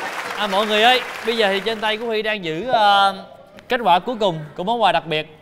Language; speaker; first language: Vietnamese; native; Vietnamese